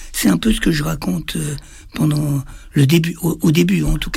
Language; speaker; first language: French; native; French